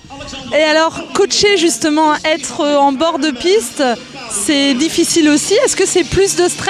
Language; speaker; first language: French; native; French